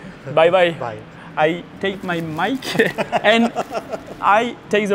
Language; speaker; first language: English; non-native, learner; French